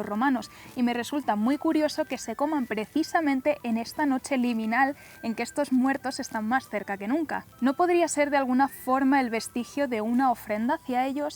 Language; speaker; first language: Spanish; native; Spanish